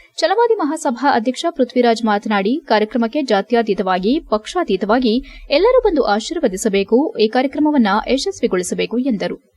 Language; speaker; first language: Kannada; native; Kannada